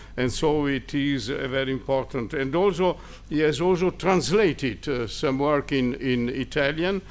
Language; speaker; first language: English; non-native, fluent; Italian